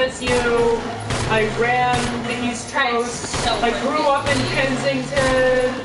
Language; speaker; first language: English; native; English